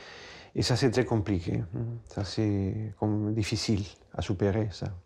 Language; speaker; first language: French; non-native, fluent; Spanish